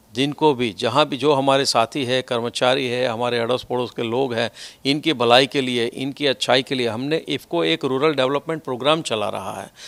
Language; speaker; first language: Hindi; non-native, local second language; Gujarati